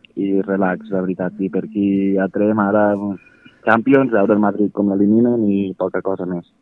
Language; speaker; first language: Catalan; native; Catalan